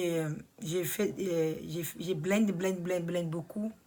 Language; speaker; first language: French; non-native, learner; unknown